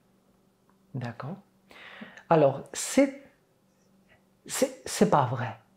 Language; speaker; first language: French; non-native, fluent; Catalan